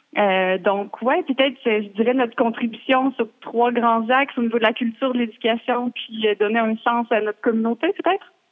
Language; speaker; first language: French; native; French